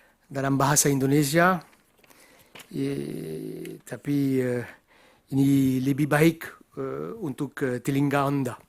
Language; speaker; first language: Indonesian; non-native, learner; French